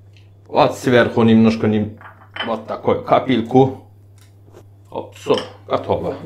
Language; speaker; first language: Russian; non-native, learner; Turkish